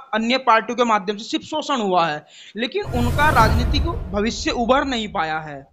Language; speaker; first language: Hindi; native; Hindi